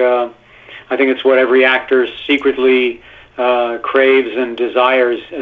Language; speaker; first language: English; non-native, fluent; Italian